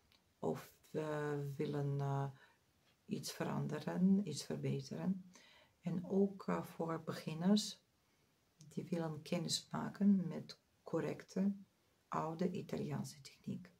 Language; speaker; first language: Dutch; non-native, fluent; Russian